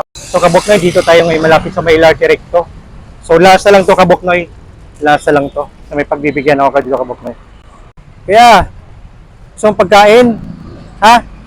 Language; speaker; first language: Filipino; native; Filipino